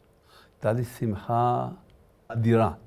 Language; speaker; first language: Hebrew; early bilingual, other home language; Arabic